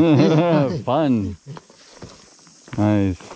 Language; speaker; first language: Japanese; non-native, learner; English